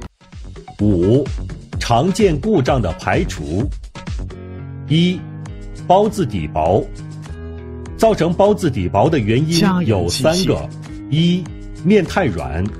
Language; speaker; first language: Chinese; native; Chinese